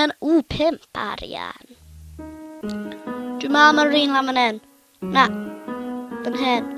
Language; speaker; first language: Welsh; non-native, local second language; English